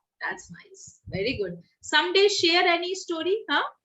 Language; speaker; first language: English; non-native, local second language; Hindi